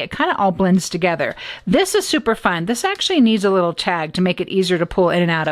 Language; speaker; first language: English; native; English